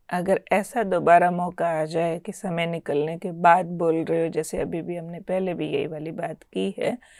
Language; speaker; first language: Hindi; native; Hindi